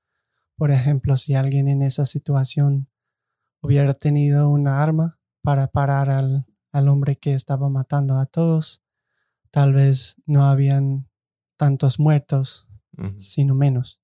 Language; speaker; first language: Spanish; non-native, fluent; English